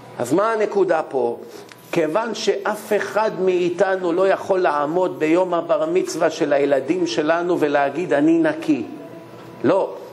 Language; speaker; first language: Hebrew; native; Hebrew